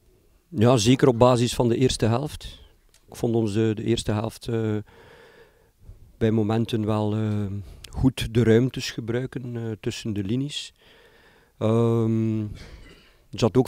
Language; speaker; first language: Dutch; native; Dutch